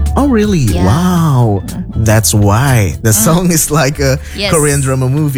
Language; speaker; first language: English; non-native, learner; Indonesian